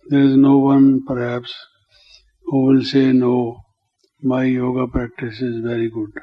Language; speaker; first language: English; non-native, local second language; Hindi